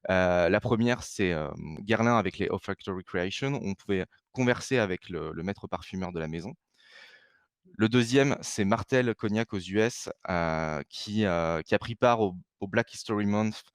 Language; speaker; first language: French; native; French